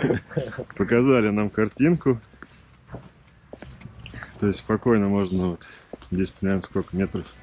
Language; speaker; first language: Russian; native; Russian